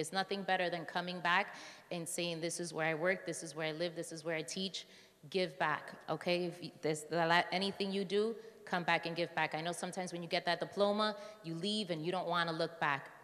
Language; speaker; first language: English; early bilingual, other home language; Spanish